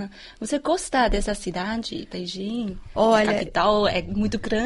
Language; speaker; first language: Portuguese; non-native, fluent; Chinese